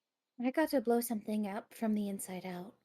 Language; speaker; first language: English; native; English